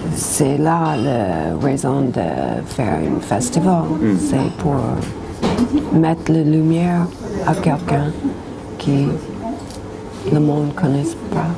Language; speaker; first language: French; non-native, learner; English